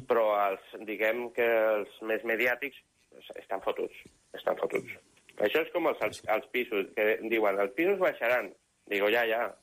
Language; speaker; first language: Catalan; non-native, local second language; Spanish